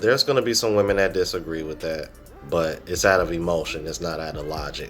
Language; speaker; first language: English; native; English